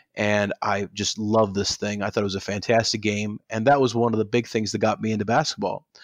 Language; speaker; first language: English; native; English